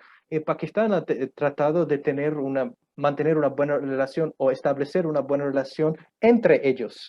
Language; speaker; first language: Spanish; non-native, fluent; Punjabi